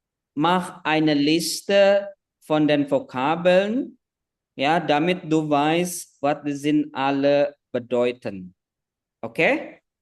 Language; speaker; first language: German; non-native, fluent; Indonesian